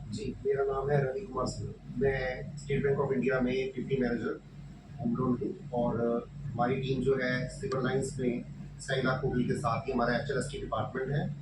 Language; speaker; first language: Hindi; non-native, local second language; Punjabi